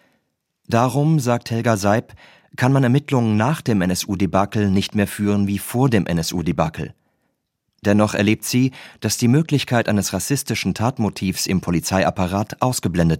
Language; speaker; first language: German; native; German